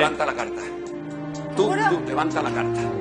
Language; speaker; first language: Spanish; native; Spanish